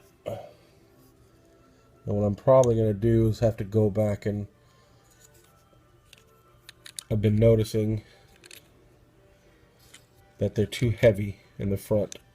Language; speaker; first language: English; native; English